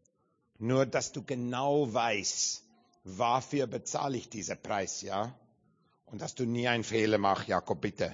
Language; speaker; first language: German; non-native, learner; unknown